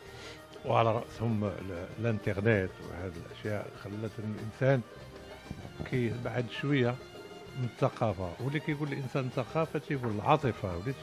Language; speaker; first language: Arabic; native; Arabic